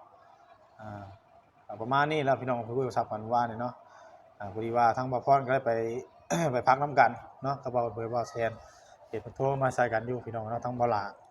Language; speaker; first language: Thai; non-native, local second language; Lao